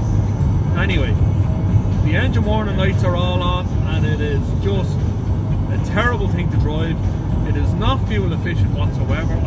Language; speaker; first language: English; native; English